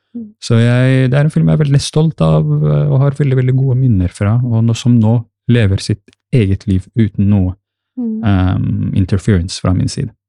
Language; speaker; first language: Norwegian; early bilingual, other home language; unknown